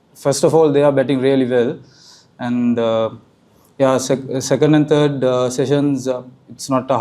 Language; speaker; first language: English; non-native, local second language; Sinhala